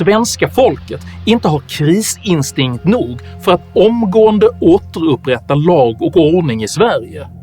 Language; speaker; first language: Swedish; native; Swedish